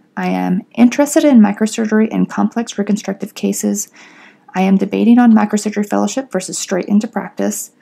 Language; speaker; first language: English; native; English